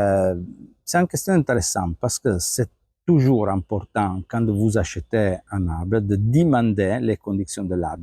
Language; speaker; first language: French; non-native, fluent; Italian